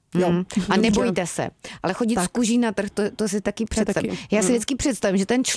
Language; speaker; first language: Czech; native; Czech